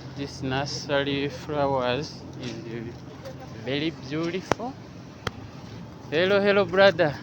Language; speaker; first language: English; non-native, learner; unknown